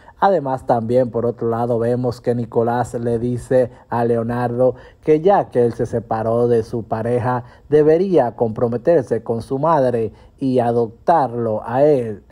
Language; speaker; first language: Spanish; native; Spanish